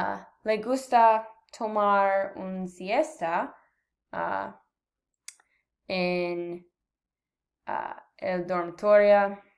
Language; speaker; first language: Spanish; non-native, learner; English